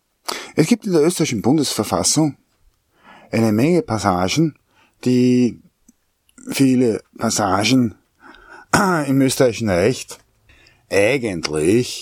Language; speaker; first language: German; native; German